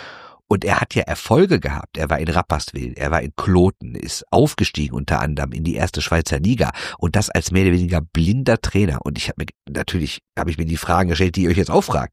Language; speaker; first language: German; native; German